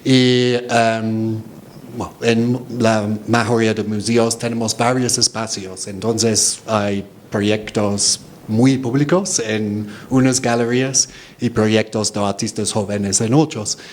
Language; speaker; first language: Spanish; non-native, fluent; English